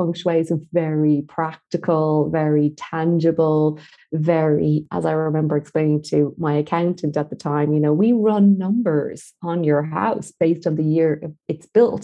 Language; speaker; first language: English; native; English